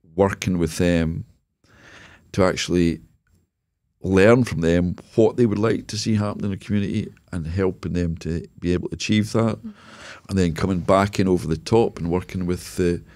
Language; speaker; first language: English; native; English